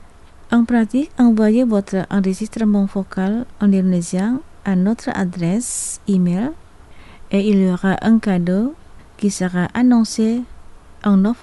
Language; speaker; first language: French; non-native, fluent; Indonesian